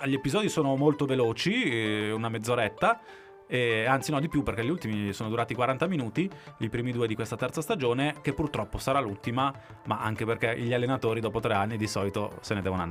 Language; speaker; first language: Italian; native; Italian